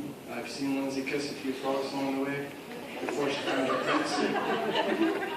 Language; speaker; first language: English; native; English